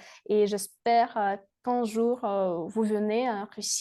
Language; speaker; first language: French; non-native, fluent; Russian